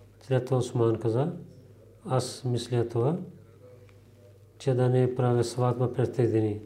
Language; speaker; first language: Bulgarian; non-native, fluent; Urdu